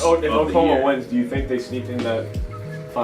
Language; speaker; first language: English; native; English